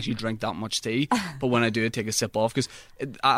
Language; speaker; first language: English; native; English